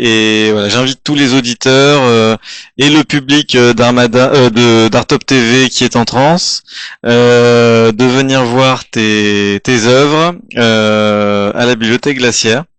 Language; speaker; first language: French; native; French